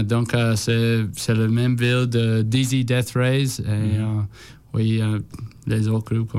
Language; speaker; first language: French; non-native, learner; English